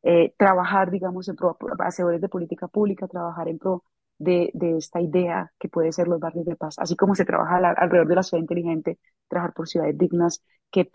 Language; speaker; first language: Spanish; native; Spanish